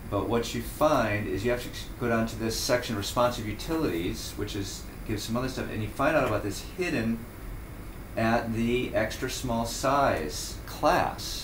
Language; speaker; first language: English; native; English